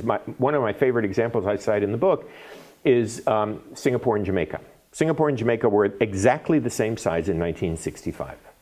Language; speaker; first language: English; native; English